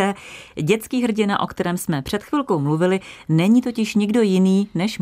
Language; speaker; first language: Czech; native; Czech